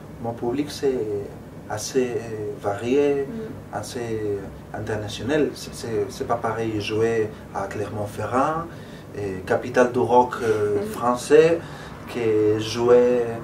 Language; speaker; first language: French; non-native, fluent; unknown